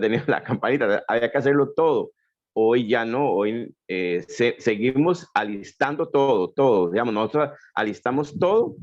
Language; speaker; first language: Spanish; native; Spanish